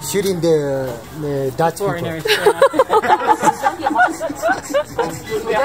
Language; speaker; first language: English; non-native, fluent; Tibetan